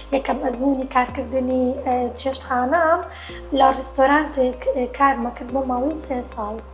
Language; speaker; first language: Central Kurdish; native; Central Kurdish